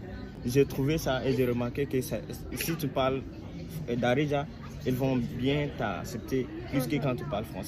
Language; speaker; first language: French; non-native, learner; English